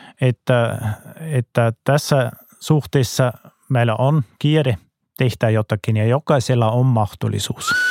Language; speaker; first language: Finnish; non-native, fluent; German